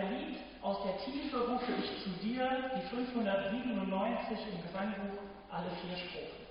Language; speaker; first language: German; native; German